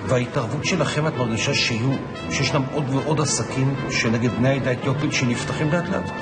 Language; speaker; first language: Hebrew; native; Hebrew